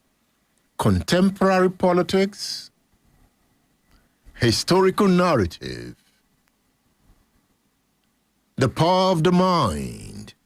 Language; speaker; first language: English; non-native, local second language; Yoruba